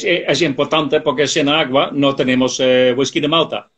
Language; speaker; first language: Spanish; non-native, fluent; Dutch